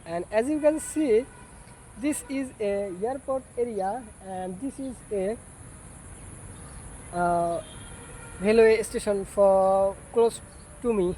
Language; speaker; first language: English; non-native, learner; Bangla